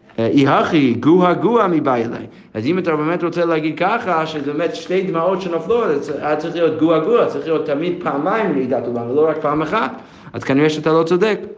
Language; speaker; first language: Hebrew; non-native, fluent; English